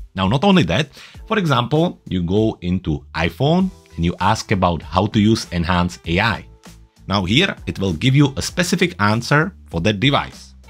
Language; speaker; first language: English; non-native, fluent; Czech